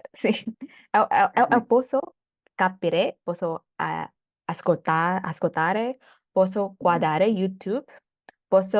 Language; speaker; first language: Italian; non-native, learner; Thai